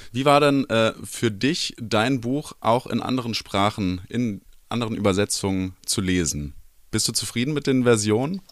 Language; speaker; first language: German; native; German